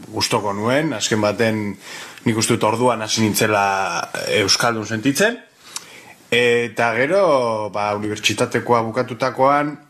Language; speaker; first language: Basque; non-native, local second language; Spanish